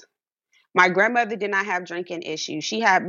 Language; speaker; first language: English; native; English